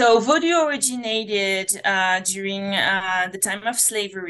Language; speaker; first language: English; non-native, fluent; French